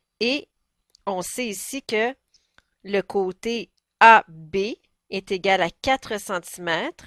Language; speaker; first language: French; native; French